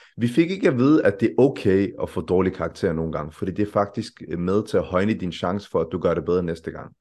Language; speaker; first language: Danish; early bilingual, other home language; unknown